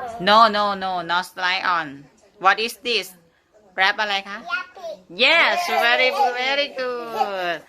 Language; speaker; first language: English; non-native, fluent; Thai